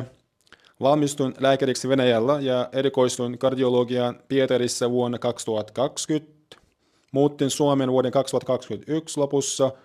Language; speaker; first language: Finnish; non-native, learner; Chechen